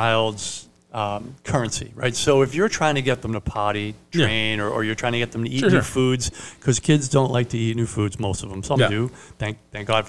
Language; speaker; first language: English; non-native, fluent; Italian